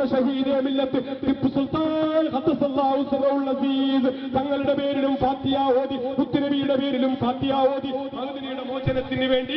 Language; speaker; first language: Malayalam; native; Malayalam